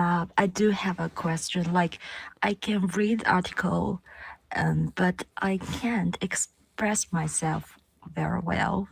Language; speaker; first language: English; non-native, learner; Chinese